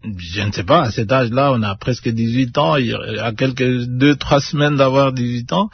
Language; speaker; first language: French; non-native, local second language; Luba-Lulua